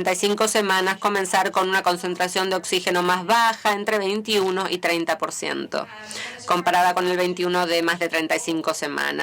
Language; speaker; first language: Spanish; native; Spanish